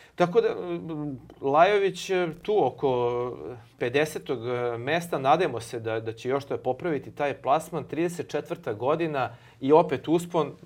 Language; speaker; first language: Serbian; native; Serbian